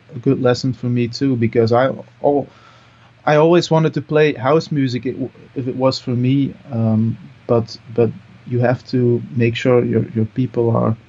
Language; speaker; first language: English; non-native, fluent; Dutch